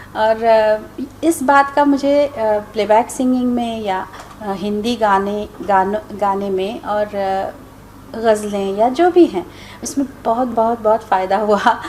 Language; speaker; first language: Hindi; non-native, local second language; Marathi